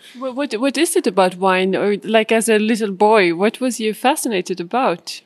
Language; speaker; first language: English; non-native, fluent; Swedish